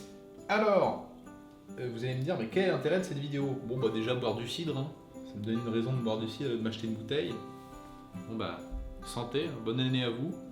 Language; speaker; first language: French; native; French